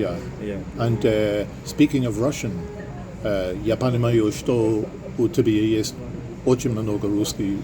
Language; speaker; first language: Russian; non-native, learner; English